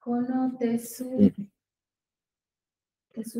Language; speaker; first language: Japanese; non-native, learner; Spanish